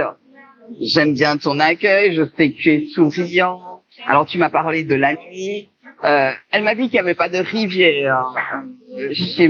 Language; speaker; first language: French; native; French